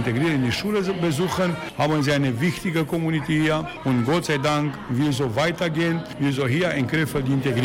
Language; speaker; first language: German; non-native, learner; Romanian